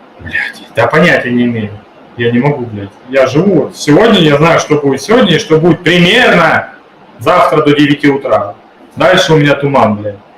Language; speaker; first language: Russian; native; Russian